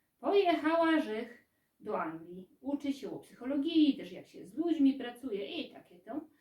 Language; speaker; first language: Polish; native; Polish